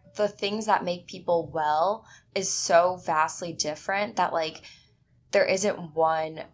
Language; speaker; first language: English; early bilingual, other home language; Chinese